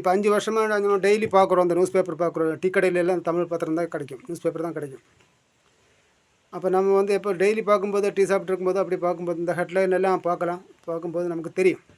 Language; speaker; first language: Tamil; non-native, local second language; Malayalam